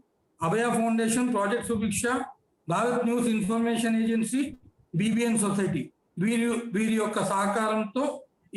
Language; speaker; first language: Telugu; native; Telugu